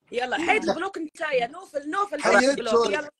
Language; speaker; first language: Arabic; native; Arabic